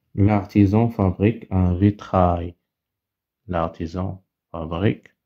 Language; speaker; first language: French; non-native, local second language; Arabic